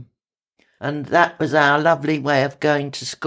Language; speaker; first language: English; native; English